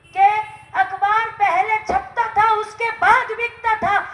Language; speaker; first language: Hindi; non-native, local second language; Bangla